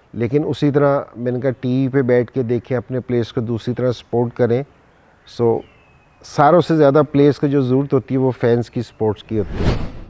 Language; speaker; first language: Urdu; non-native, local second language; Punjabi